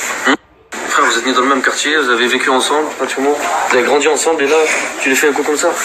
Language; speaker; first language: French; native; French